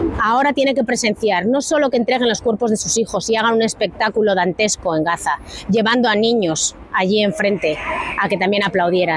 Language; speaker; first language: Spanish; native; Spanish